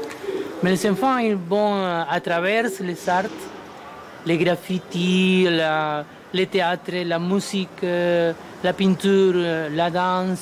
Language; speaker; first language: French; non-native, fluent; Spanish